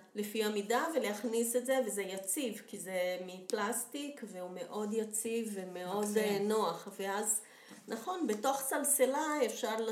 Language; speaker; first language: Hebrew; non-native, fluent; Portuguese